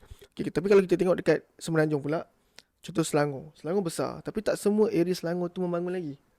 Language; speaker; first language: Malay; native; Malay